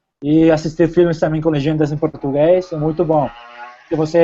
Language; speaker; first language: Portuguese; non-native, fluent; Spanish